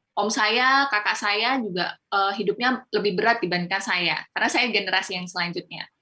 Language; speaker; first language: Indonesian; non-native, local second language; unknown